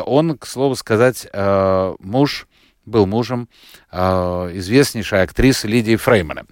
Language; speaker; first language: Russian; native; Russian